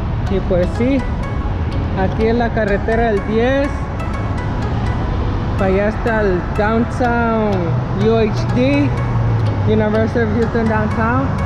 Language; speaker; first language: Spanish; early bilingual, heritage; Spanish